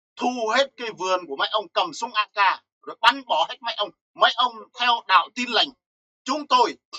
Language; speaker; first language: Vietnamese; non-native, local second language; Jarai